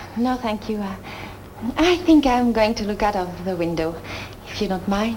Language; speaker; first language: English; non-native, fluent; French